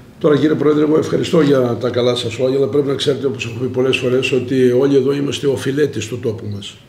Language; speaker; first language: Greek; native; Greek